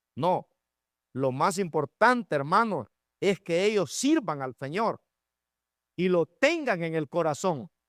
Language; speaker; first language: Spanish; native; Spanish